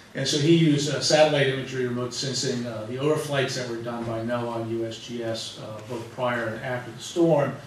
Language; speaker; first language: English; native; English